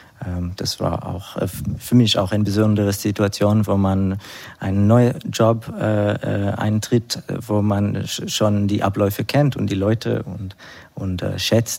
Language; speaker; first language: German; non-native, fluent; Hebrew